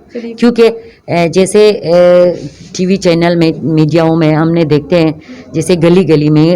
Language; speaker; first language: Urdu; non-native, local second language; Persian